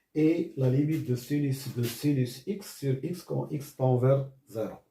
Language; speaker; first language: French; non-native, local second language; Arabic